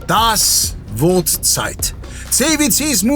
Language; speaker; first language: German; native; German